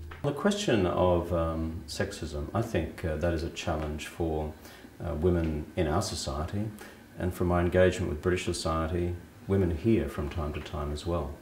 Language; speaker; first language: English; native; English